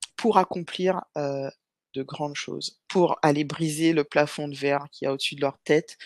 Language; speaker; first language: French; native; French